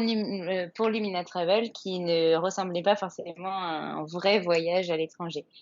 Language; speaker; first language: French; native; French